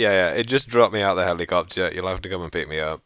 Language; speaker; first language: English; native; English